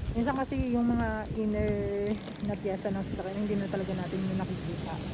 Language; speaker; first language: Filipino; native; Filipino